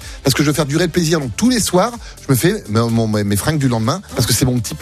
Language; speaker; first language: French; native; French